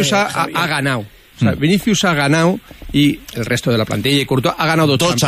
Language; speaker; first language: Spanish; native; Spanish